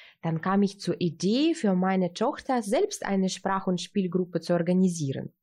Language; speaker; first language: German; early bilingual, heritage; Russian